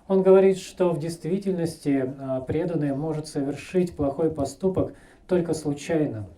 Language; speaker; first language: Russian; native; Russian